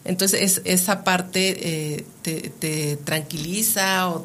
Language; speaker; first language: Spanish; native; Spanish